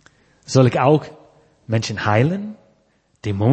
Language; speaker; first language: German; non-native, fluent; English